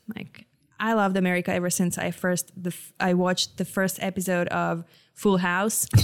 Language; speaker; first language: English; non-native, fluent; Hebrew